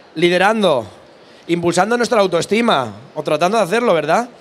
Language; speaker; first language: Spanish; native; Spanish